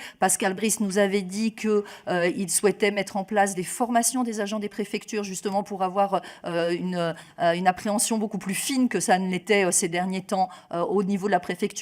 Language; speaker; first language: French; native; French